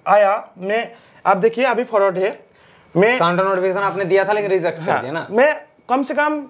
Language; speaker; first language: Hindi; non-native, local second language; Bangla